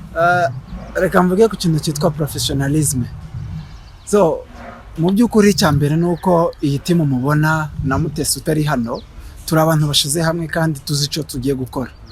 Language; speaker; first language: Kinyarwanda; native; Kinyarwanda